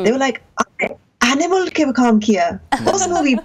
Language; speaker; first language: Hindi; early bilingual, heritage; Hindi